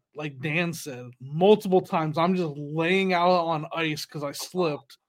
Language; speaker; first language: English; native; English